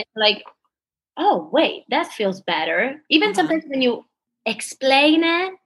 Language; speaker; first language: English; non-native, fluent; Italian